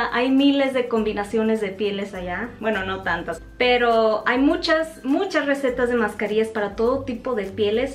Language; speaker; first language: Spanish; native; Spanish